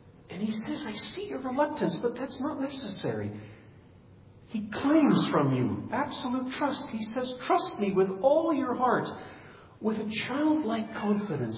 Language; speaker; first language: English; native; English